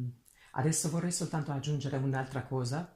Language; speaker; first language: Italian; non-native, fluent; Persian